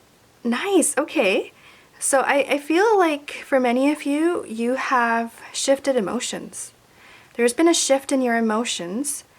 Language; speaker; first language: English; native; English